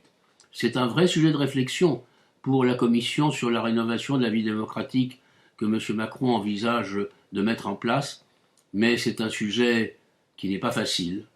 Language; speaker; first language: French; native; French